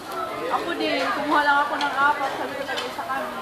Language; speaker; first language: Filipino; non-native, local second language; Cebuano